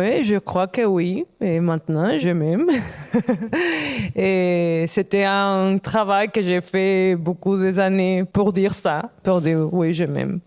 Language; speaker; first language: French; non-native, fluent; Spanish